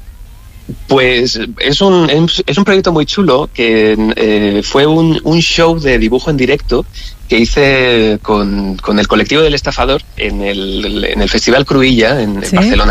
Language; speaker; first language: Spanish; native; Spanish